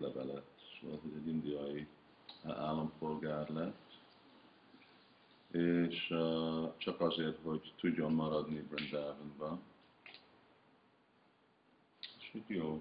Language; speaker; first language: Hungarian; early bilingual, heritage; Hungarian